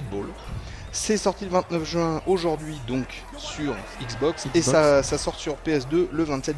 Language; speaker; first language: French; native; French